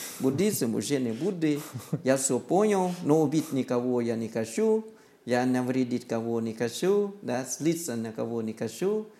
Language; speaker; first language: Russian; non-native, learner; Thai